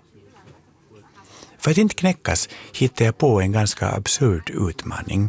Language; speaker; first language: Swedish; native; Swedish